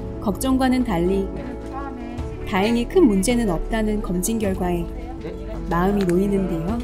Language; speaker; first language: Korean; native; Korean